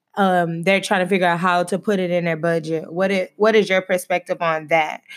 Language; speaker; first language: English; native; English